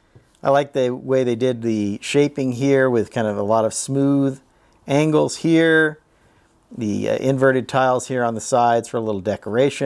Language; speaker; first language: English; native; English